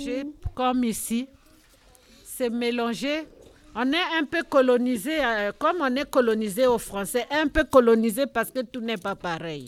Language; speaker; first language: French; non-native, local second language; Lingala